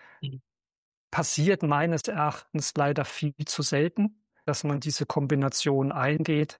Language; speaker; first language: German; native; German